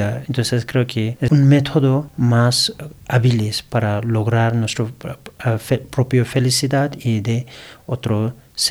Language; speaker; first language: Spanish; non-native, learner; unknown